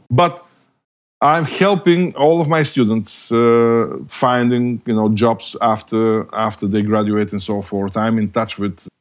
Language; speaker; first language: English; non-native, fluent; Bulgarian